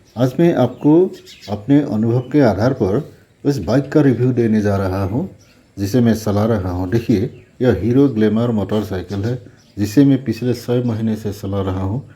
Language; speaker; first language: Hindi; non-native, local second language; Assamese